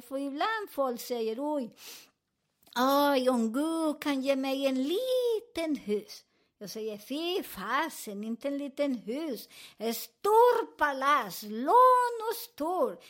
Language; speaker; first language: Swedish; non-native, fluent; Spanish